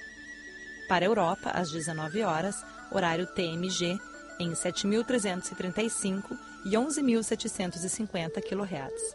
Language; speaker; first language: Portuguese; native; Portuguese